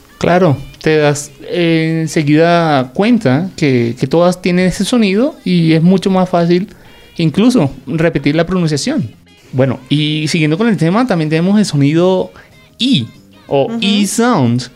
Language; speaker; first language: Spanish; native; Spanish